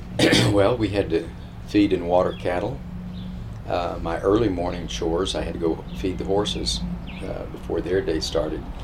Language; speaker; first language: English; native; English